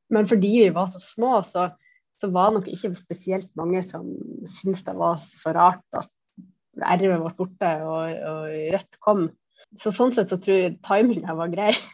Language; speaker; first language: Norwegian; native; Norwegian